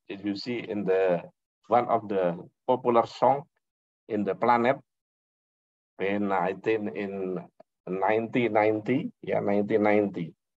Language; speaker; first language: English; non-native, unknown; Indonesian